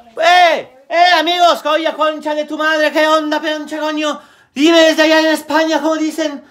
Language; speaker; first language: Spanish; non-native, fluent; Italian